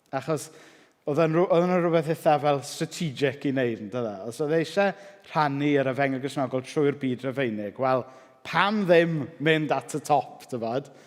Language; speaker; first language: Welsh; native; Welsh